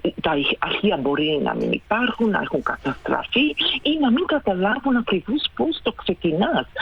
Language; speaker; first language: Greek; non-native, fluent; Dutch